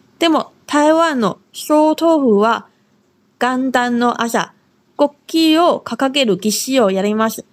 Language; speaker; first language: Japanese; non-native, fluent; Chinese